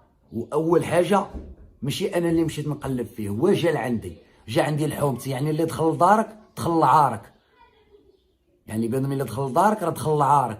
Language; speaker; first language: Arabic; native; Arabic